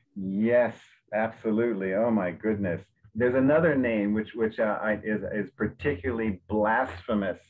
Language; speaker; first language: English; native; English